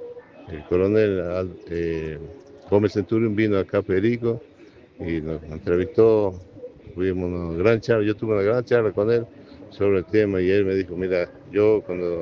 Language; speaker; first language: Spanish; native; Spanish